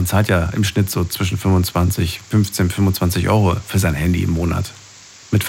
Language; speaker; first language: German; native; German